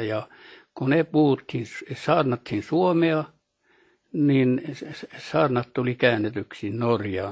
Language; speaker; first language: Finnish; early bilingual, heritage; Norwegian